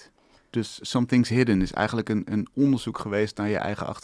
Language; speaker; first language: Dutch; native; Dutch